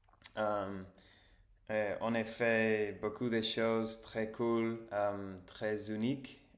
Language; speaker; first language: French; non-native, learner; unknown